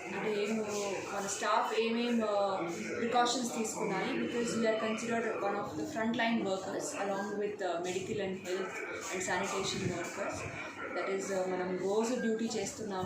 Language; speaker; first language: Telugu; native; Telugu